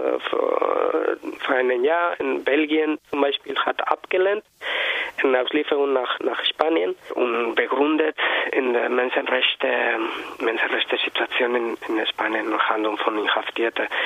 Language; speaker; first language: German; non-native, learner; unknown